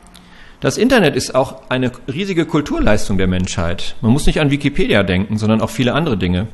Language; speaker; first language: German; native; German